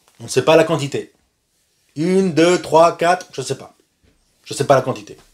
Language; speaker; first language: French; non-native, fluent; Spanish